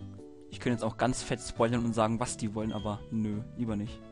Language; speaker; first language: German; native; German